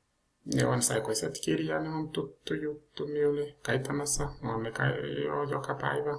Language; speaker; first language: Finnish; non-native, learner; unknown